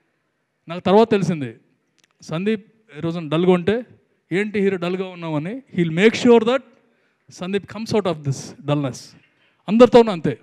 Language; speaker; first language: Telugu; native; Telugu